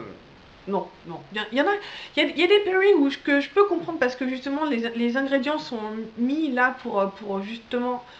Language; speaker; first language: French; native; French